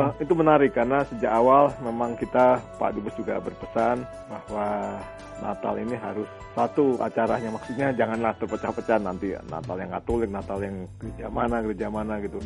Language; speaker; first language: Indonesian; native; Indonesian